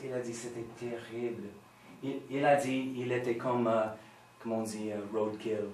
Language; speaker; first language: French; non-native, fluent; English